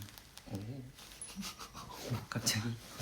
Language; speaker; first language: Korean; non-native, fluent; Japanese